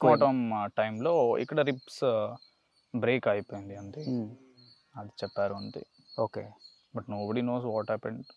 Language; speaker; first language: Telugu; non-native, learner; Kannada